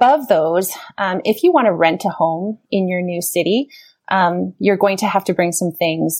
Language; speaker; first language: English; native; English